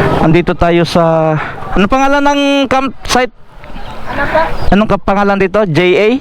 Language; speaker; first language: Filipino; native; Filipino